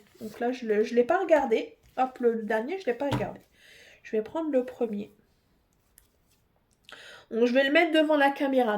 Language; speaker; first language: French; native; French